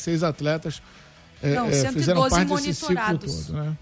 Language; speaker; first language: Portuguese; native; Portuguese